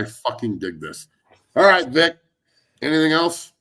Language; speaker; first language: English; native; English